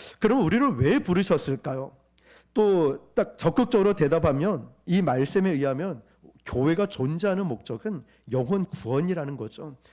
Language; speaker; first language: Korean; native; Korean